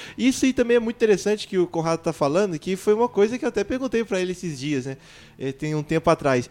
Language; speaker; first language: Portuguese; native; Portuguese